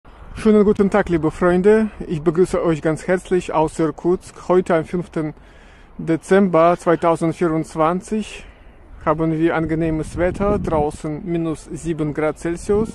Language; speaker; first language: German; non-native, fluent; Russian